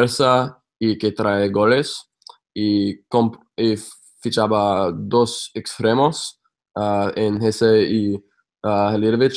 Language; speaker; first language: Spanish; non-native, fluent; English